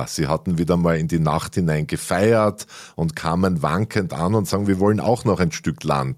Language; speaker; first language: German; native; German